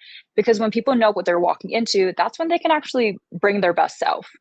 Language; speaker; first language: English; native; English